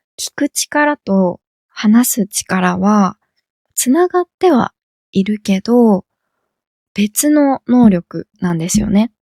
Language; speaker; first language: Japanese; native; Japanese